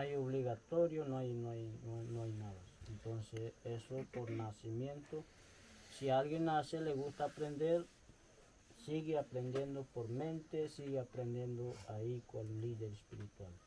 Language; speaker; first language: Spanish; non-native, local second language; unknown